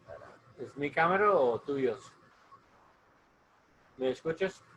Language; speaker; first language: Spanish; non-native, learner; English